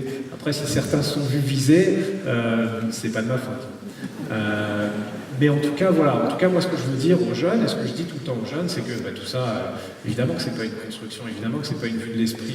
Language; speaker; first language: French; native; French